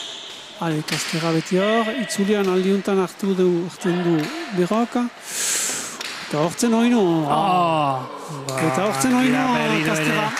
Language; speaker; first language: Basque; native; Basque